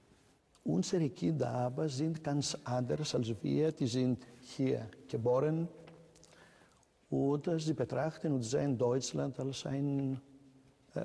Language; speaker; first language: German; non-native, fluent; Greek